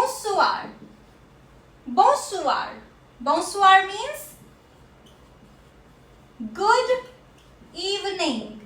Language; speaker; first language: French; non-native, fluent; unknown